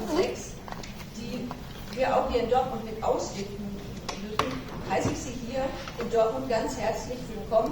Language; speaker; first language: German; native; German